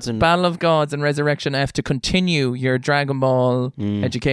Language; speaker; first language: English; native; English